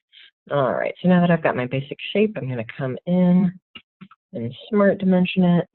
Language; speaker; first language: English; native; English